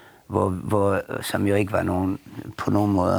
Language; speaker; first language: Danish; native; Danish